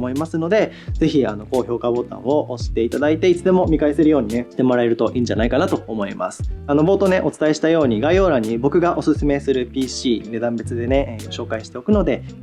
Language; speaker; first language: Japanese; native; Japanese